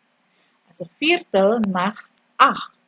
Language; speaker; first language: German; non-native, fluent; Indonesian